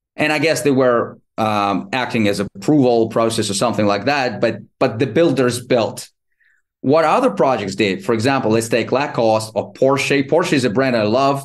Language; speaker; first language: English; non-native, fluent; Ukrainian